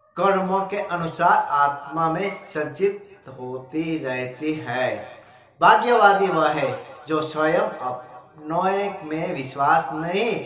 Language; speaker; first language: Hindi; non-native, local second language; Gujarati